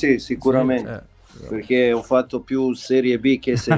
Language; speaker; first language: Italian; non-native, fluent; Serbian